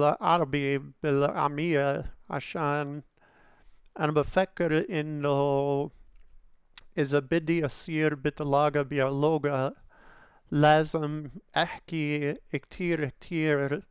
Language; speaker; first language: Arabic; non-native, learner; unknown